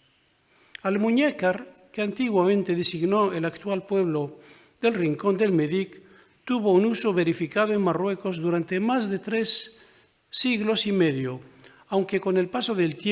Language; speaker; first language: Spanish; non-native, fluent; Arabic